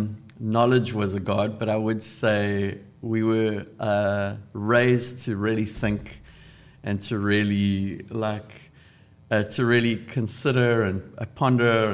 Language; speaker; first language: English; native; English